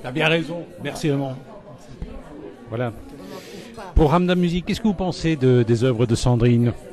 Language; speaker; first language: French; native; French